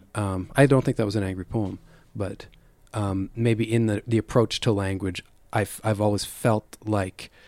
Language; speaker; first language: English; native; English